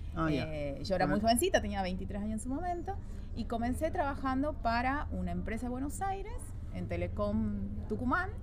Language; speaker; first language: Spanish; native; Spanish